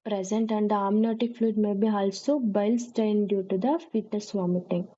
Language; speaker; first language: English; non-native, local second language; Kannada